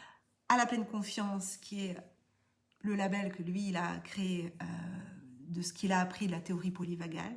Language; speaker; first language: French; native; French